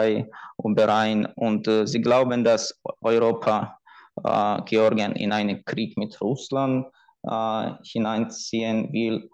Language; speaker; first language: German; non-native, fluent; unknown